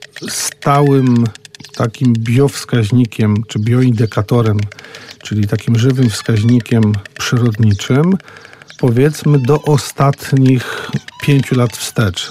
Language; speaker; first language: Polish; native; Polish